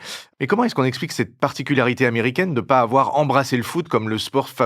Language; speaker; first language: French; native; French